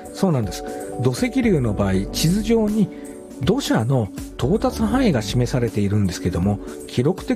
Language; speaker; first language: Japanese; native; Japanese